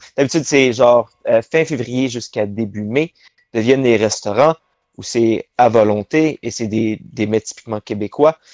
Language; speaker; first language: French; native; French